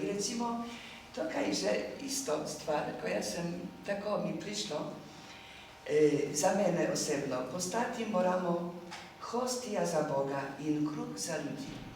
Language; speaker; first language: Slovenian; non-native, learner; Polish